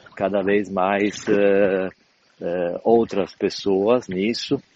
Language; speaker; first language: Portuguese; non-native, fluent; Italian